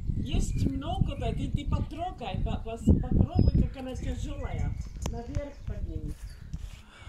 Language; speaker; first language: Russian; early bilingual, heritage; Czech